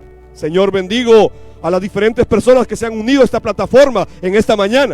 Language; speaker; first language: Spanish; native; Spanish